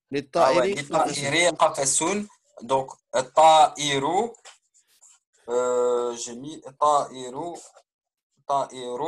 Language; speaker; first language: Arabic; non-native, learner; French